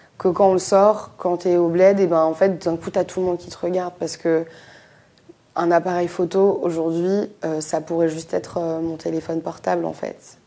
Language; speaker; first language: French; native; French